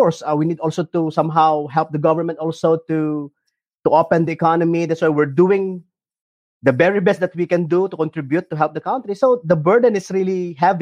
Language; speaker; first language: English; non-native, local second language; Iloko